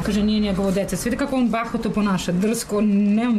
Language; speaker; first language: Serbian; native; Serbian